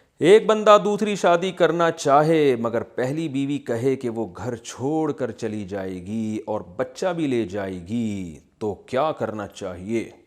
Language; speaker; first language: Urdu; native; Urdu